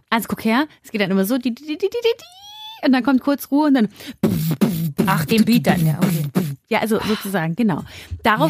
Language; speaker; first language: German; native; German